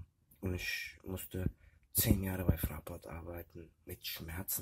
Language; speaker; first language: German; early bilingual, other home language; Turkish